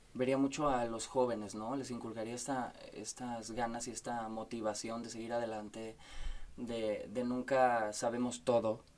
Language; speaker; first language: Spanish; native; Spanish